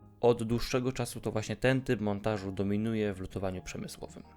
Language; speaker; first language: Polish; native; Polish